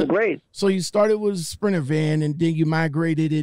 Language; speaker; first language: English; native; English